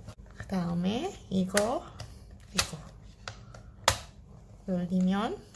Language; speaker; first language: Korean; non-native, fluent; Indonesian